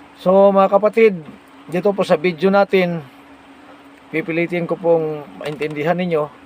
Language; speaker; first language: Filipino; non-native, local second language; Cebuano